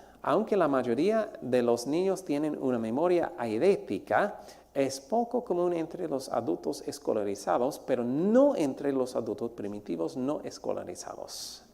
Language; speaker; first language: Spanish; non-native, fluent; English